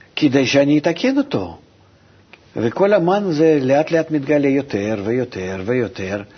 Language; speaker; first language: Hebrew; non-native, fluent; Russian